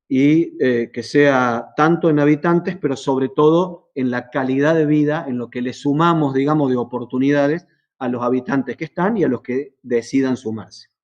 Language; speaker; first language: Spanish; native; Spanish